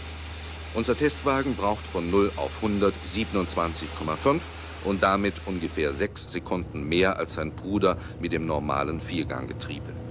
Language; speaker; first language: German; native; German